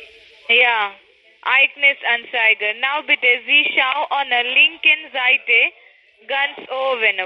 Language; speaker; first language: German; non-native, learner; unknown